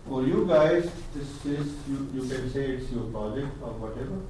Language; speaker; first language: English; non-native, local second language; Urdu